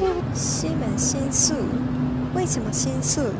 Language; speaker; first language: Chinese; non-native, learner; Japanese